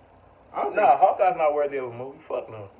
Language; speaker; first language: English; native; English